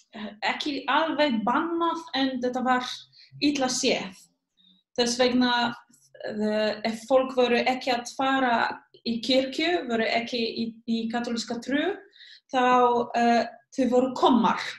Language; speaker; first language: Icelandic; non-native, fluent; Polish